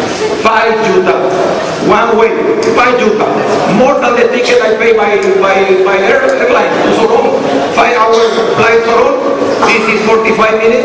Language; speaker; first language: English; non-native, fluent; Spanish